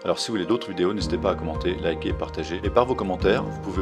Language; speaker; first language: French; native; French